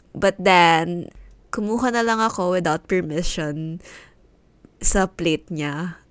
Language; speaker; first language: English; non-native, local second language; Filipino